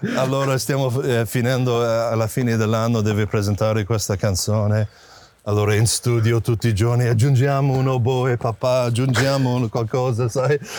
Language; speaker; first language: Italian; non-native, fluent; English